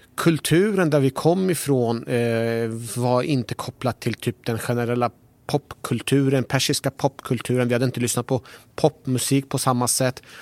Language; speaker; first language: Swedish; early bilingual, other home language; Persian